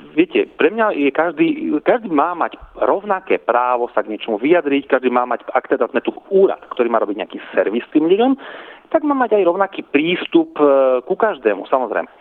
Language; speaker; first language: Slovak; non-native, local second language; Rusyn